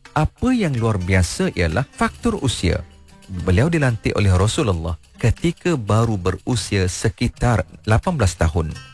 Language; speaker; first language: Malay; native; Malay